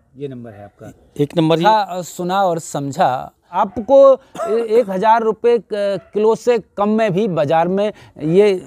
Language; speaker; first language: Hindi; native; Hindi